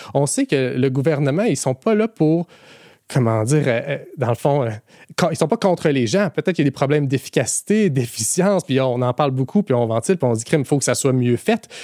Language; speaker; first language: French; native; French